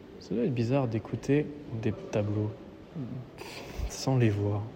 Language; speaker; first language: French; native; French